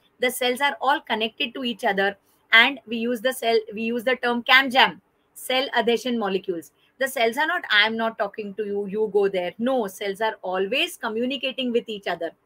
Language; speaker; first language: English; non-native, local second language; Hindi